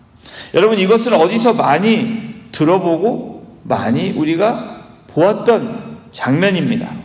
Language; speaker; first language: Korean; native; Korean